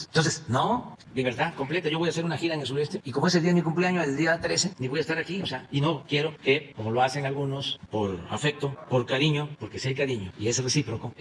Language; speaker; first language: Spanish; native; Spanish